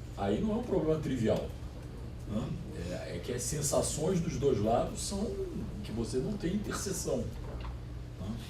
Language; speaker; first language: Portuguese; native; Portuguese